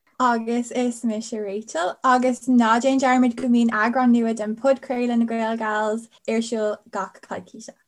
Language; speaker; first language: Irish; non-native, local second language; English